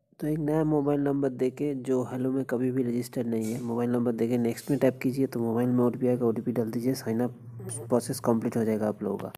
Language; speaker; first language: Hindi; non-native, local second language; Bangla